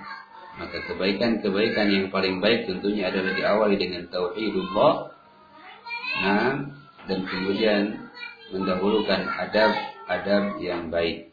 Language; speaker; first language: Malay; non-native, local second language; Sundanese